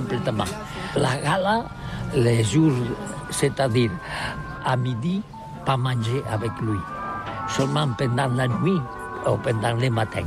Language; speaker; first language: French; non-native, learner; Catalan